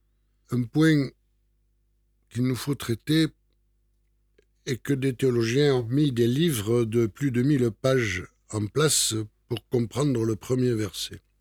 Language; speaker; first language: French; native; French